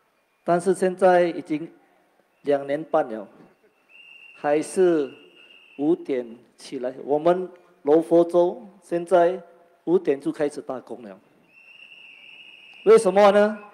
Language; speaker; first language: Chinese; non-native, local second language; Malay